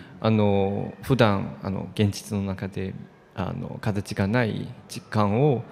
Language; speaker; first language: Japanese; non-native, fluent; Chinese